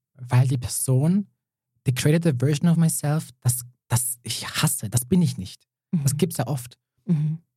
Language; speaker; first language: German; early bilingual, other home language; Serbian